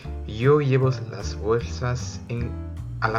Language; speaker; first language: Spanish; early bilingual, heritage; Spanish